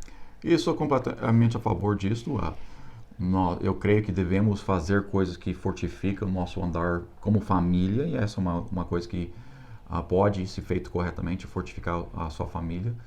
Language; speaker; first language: Portuguese; non-native, fluent; English